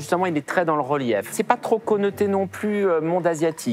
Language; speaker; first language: French; native; French